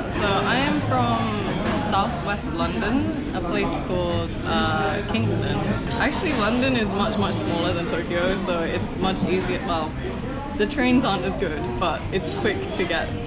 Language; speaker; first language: English; native; English